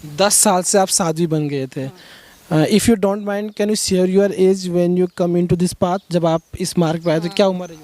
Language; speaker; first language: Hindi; native; Hindi